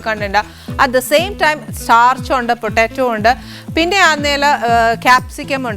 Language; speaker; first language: Malayalam; native; Malayalam